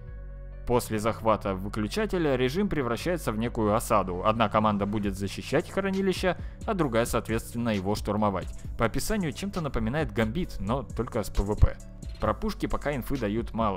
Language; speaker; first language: Russian; native; Russian